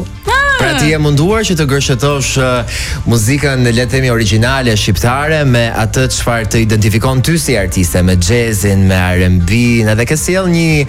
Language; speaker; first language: Albanian; native; Albanian